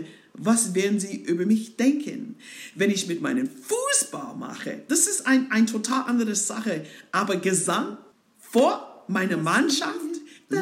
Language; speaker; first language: German; non-native, fluent; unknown